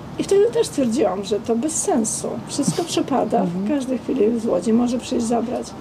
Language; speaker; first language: Polish; non-native, fluent; Armenian